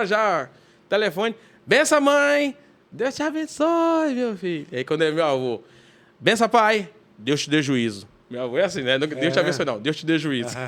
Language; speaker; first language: Portuguese; native; Portuguese